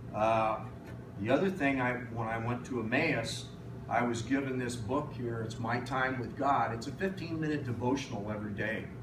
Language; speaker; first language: English; native; English